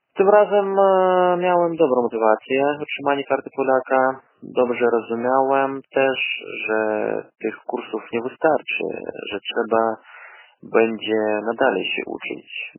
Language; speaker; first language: Polish; non-native, learner; Russian